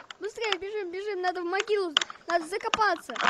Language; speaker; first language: Russian; native; Russian